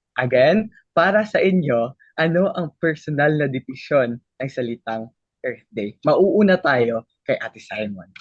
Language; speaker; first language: Filipino; non-native, local second language; Cebuano